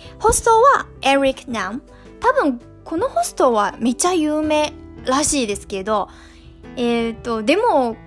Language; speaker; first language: Japanese; non-native, fluent; Chinese